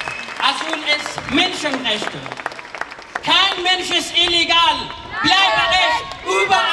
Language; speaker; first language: German; non-native, fluent; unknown